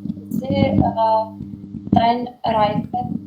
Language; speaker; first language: German; non-native, learner; Macedonian